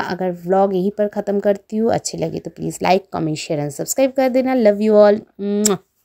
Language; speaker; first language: Hindi; non-native, local second language; Bangla